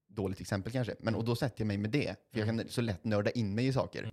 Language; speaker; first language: Swedish; native; Swedish